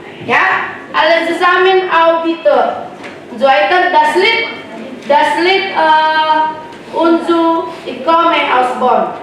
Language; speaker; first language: German; non-native, learner; Indonesian